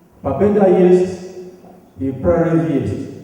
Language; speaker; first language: Russian; non-native, learner; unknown